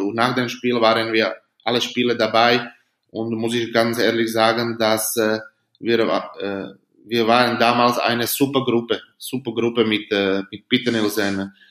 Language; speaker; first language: German; non-native, learner; Slovak